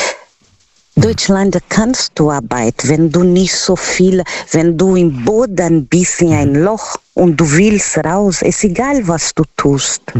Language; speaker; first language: German; non-native, learner; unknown